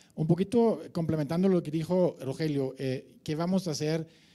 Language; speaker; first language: Spanish; non-native, fluent; German